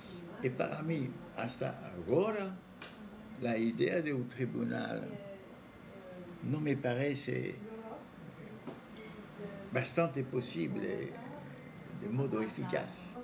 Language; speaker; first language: Spanish; non-native, fluent; French